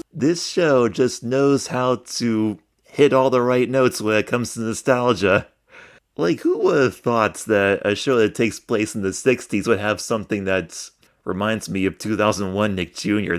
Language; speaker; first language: English; native; English